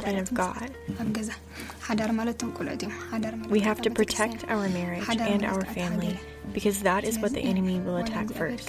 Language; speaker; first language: English; non-native, fluent; Arabic